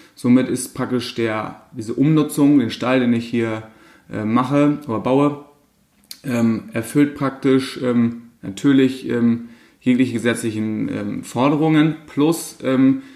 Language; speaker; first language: German; native; German